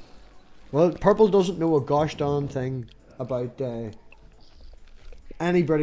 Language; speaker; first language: English; native; English